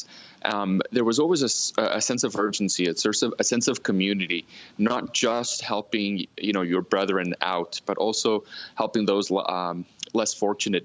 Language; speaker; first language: English; early bilingual, other home language; Spanish